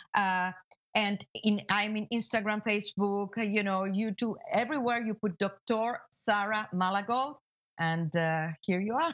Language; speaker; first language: English; non-native, fluent; Spanish